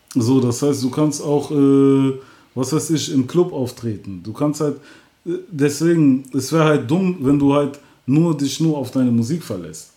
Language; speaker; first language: German; early bilingual, other home language; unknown